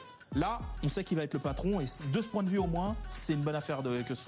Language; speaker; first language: French; native; French